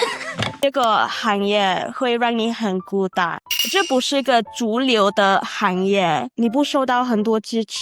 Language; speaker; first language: Chinese; non-native, learner; English